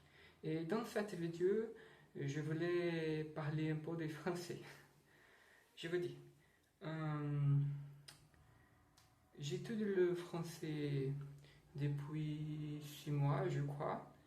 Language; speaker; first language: French; non-native, learner; Portuguese